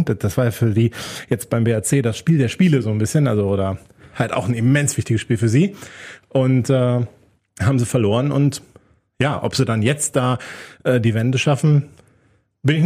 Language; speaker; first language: German; native; German